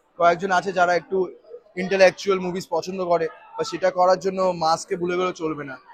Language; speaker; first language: Bangla; native; Bangla